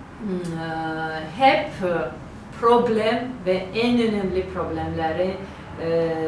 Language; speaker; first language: Turkish; non-native, learner; Georgian